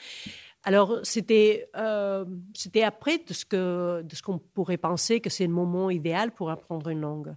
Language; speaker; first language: French; non-native, fluent; Catalan